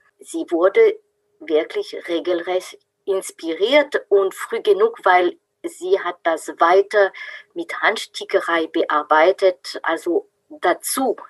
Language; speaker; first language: German; non-native, fluent; French